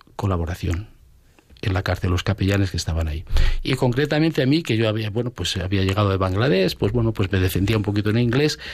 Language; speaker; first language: Spanish; native; Spanish